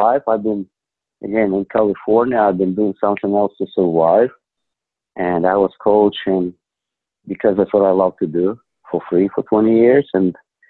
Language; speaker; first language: English; non-native, fluent; Ukrainian